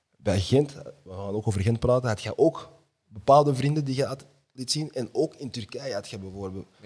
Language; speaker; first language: Dutch; early bilingual, other home language; Lingala